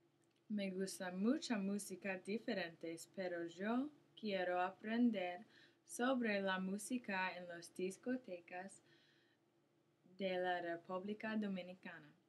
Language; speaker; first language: Spanish; non-native, learner; English